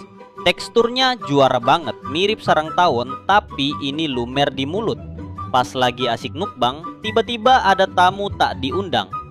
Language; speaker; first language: Indonesian; native; Indonesian